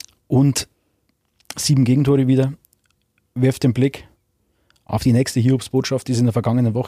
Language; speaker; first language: German; native; German